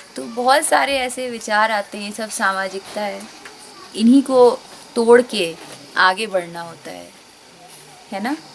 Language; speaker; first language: Hindi; native; Hindi